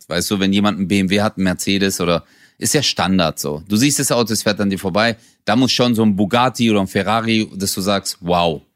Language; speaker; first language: German; early bilingual, other home language; Turkish